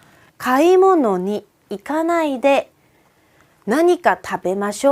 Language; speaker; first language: Japanese; non-native, fluent; Korean